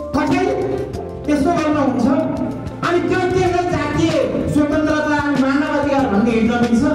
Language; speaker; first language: Nepali; non-native, local second language; Eastern Tamang